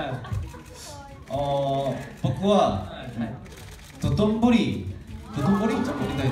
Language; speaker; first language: Japanese; non-native, learner; Korean